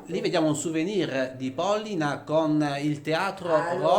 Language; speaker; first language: Italian; native; Italian